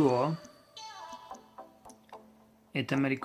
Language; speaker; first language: French; non-native, learner; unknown